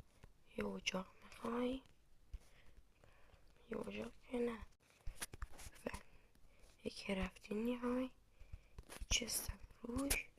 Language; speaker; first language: Persian; native; Persian